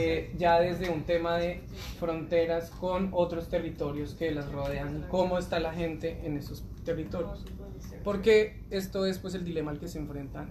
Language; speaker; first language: Spanish; native; Spanish